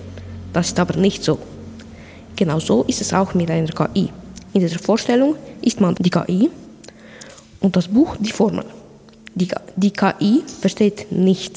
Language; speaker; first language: German; non-native, local second language; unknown